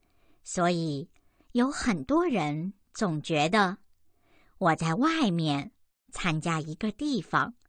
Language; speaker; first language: Chinese; native; Chinese